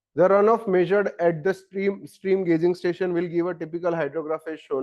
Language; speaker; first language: English; non-native, local second language; Gujarati